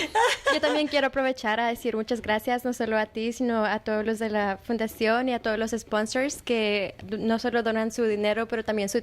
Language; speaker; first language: Spanish; early bilingual, heritage; Spanish